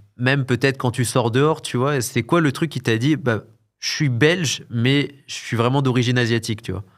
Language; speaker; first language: French; native; French